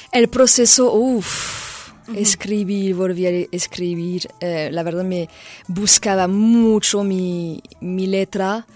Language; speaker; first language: Spanish; non-native, fluent; French